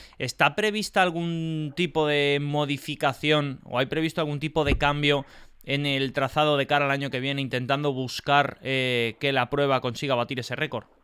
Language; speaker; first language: Spanish; native; Spanish